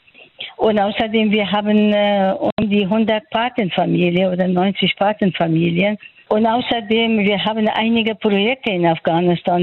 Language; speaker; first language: German; non-native, fluent; Persian